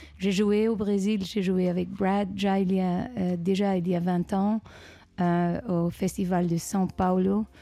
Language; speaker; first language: French; non-native, fluent; Dutch